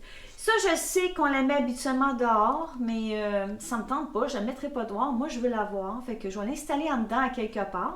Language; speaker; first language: French; native; French